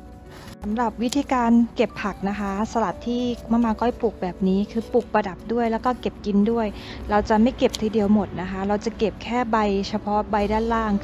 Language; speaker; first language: Thai; native; Thai